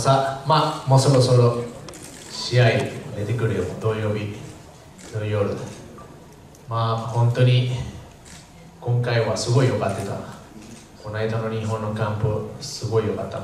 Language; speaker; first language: Japanese; non-native, fluent; Spanish